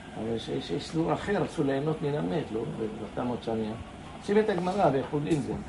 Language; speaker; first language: Hebrew; native; Hebrew